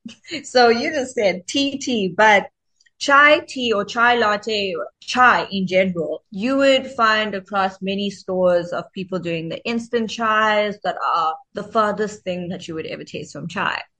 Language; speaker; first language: English; native; English